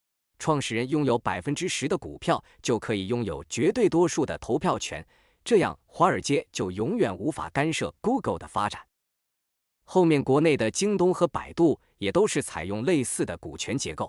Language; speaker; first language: Chinese; native; Chinese